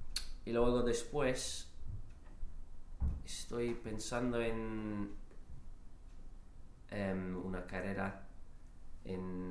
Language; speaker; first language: Spanish; non-native, fluent; English